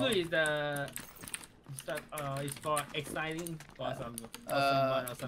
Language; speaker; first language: English; non-native, learner; Thai